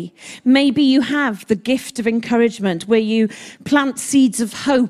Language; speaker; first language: English; native; English